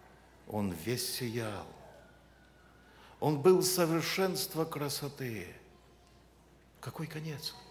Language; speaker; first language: Russian; non-native, local second language; Ukrainian